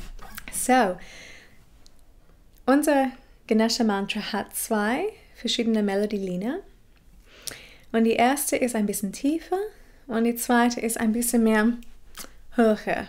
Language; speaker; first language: German; non-native, fluent; English